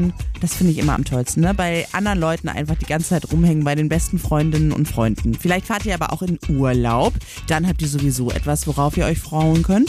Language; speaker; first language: German; native; German